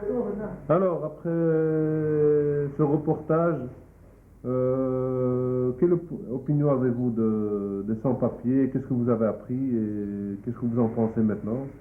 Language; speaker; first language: French; native; French